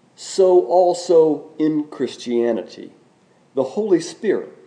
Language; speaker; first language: English; native; English